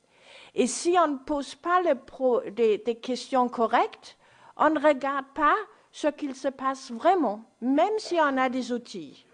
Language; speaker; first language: French; non-native, fluent; Danish